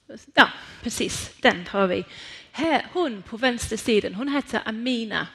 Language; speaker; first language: Swedish; non-native, fluent; Persian